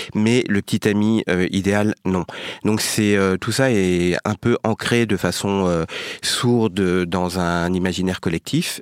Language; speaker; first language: French; native; French